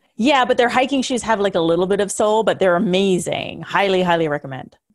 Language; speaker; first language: English; early bilingual, other home language; Hindi